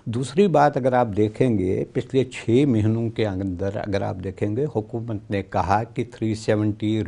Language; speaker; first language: Hindi; non-native, local second language; Kashmiri